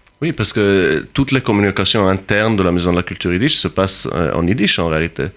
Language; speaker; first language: French; non-native, fluent; Hebrew